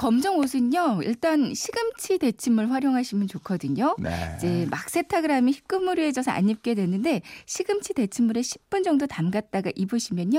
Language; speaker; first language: Korean; native; Korean